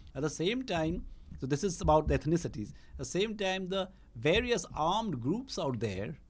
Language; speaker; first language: English; non-native, local second language; Bangla